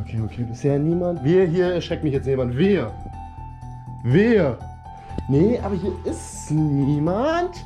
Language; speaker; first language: German; native; German